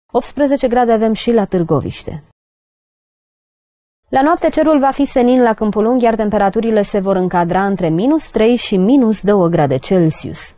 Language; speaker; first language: Romanian; native; Romanian